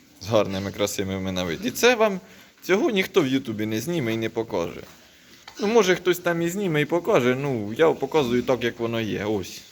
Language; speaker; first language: Ukrainian; native; Ukrainian